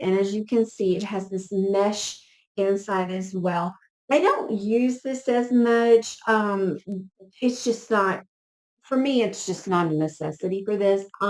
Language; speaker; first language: English; native; English